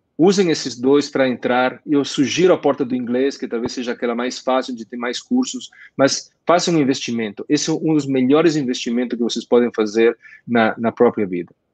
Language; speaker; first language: Portuguese; non-native, fluent; Italian